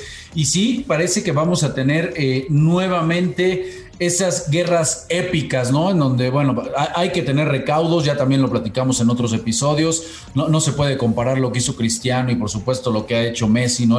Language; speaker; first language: Spanish; native; Spanish